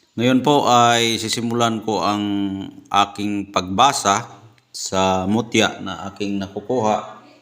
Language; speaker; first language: Filipino; non-native, local second language; Cebuano